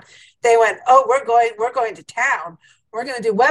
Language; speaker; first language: English; native; English